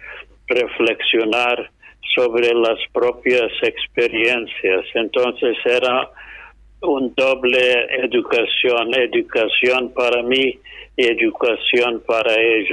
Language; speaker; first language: Spanish; non-native, fluent; English